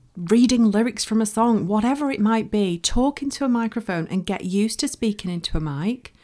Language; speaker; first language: English; native; English